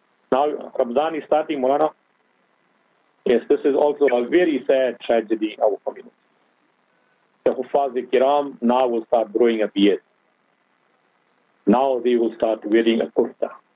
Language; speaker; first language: English; native; English